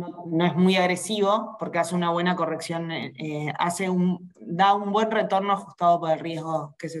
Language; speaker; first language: Spanish; native; Spanish